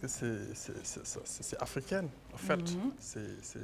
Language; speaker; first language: French; non-native, local second language; Wolof